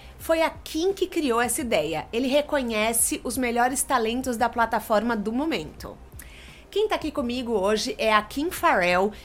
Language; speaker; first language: Portuguese; native; Portuguese